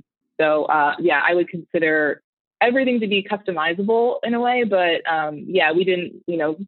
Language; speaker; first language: English; native; English